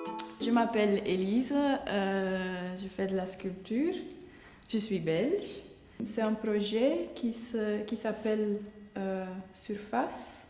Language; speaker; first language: French; non-native, local second language; Dutch